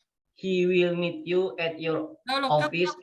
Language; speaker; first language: English; non-native, learner; Indonesian